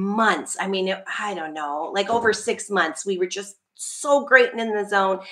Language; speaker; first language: English; native; English